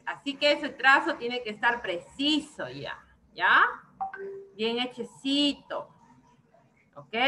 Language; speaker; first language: Spanish; native; Spanish